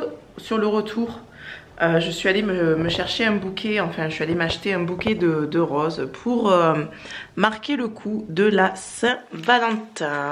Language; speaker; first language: French; native; French